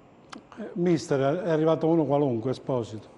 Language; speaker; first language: Italian; native; Italian